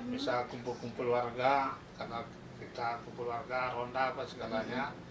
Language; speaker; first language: Indonesian; non-native, local second language; Minangkabau